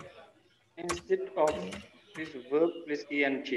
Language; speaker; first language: English; non-native, learner; French